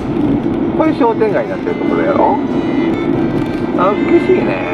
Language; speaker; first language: Japanese; native; Japanese